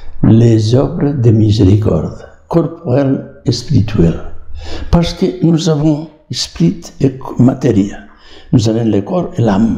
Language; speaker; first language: French; non-native, learner; Catalan